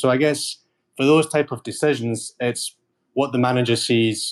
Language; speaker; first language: English; native; English